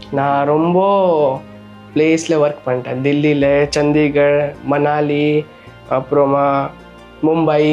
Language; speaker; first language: Tamil; non-native, learner; Nepali